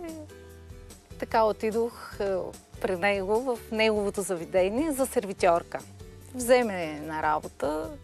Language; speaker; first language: Bulgarian; early bilingual, heritage; Bulgarian